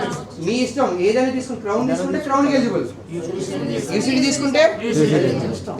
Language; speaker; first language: Telugu; native; Telugu